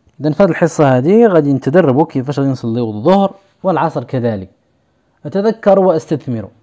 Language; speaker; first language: Arabic; native; Arabic